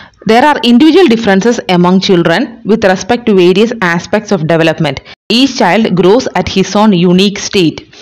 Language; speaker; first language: English; non-native, local second language; Malayalam